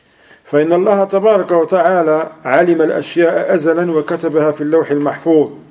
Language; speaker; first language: Arabic; non-native, fluent; English